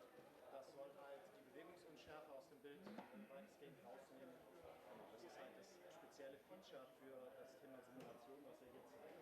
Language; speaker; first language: German; native; German